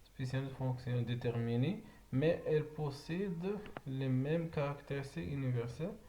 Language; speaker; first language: French; non-native, local second language; Arabic